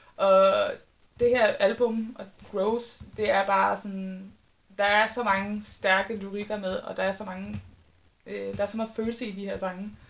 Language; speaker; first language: Danish; native; Danish